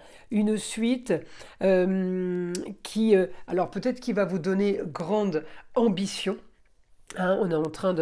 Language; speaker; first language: French; native; French